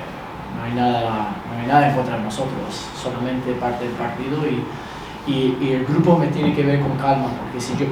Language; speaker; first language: Spanish; early bilingual, other home language; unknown